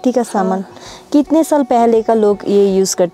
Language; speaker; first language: Hindi; non-native, learner; Bangla